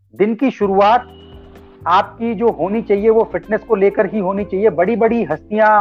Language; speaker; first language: Hindi; native; Hindi